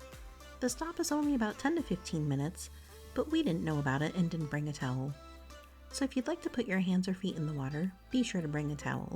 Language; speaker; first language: English; native; English